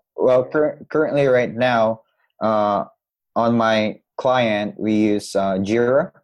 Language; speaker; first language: English; non-native, local second language; Cebuano